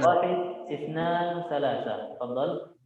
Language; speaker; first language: Arabic; non-native, fluent; Indonesian